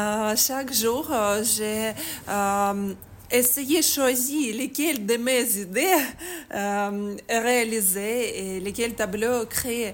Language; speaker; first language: French; non-native, learner; Ukrainian